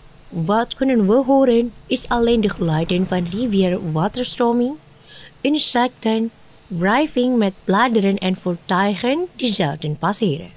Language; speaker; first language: Dutch; non-native, learner; Indonesian